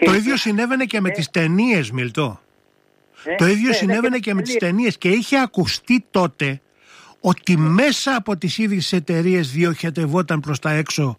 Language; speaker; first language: Greek; native; Greek